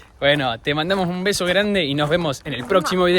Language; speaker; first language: Spanish; native; Spanish